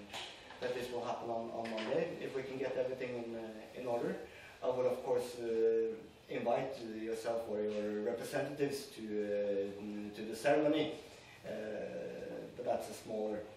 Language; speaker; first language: English; non-native, fluent; Norwegian